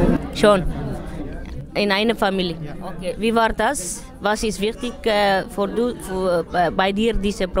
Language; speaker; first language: German; non-native, learner; Tigrinya